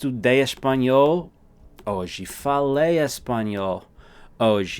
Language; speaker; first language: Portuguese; non-native, fluent; English